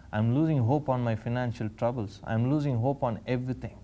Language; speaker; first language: English; non-native, local second language; Telugu